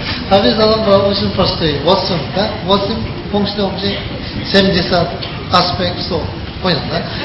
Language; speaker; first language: Russian; non-native, learner; Tibetan